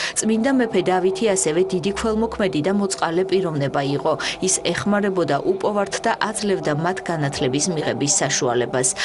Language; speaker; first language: Georgian; native; Georgian